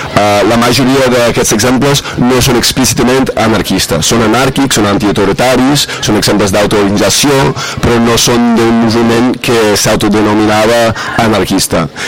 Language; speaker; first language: Catalan; non-native, fluent; English